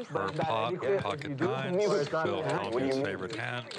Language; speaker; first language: English; native; English